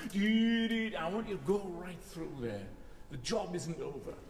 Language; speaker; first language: English; native; English